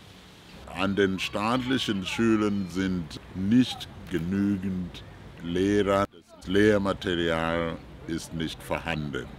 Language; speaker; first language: German; non-native, fluent; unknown